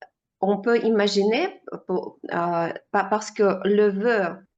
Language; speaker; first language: French; non-native, fluent; Russian